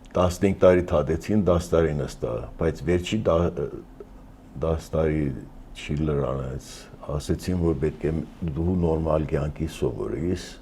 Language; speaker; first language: Armenian; early bilingual, heritage; Armenian